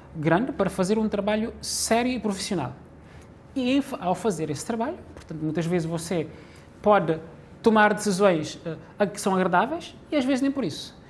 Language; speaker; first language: Portuguese; non-native, local second language; Kabuverdianu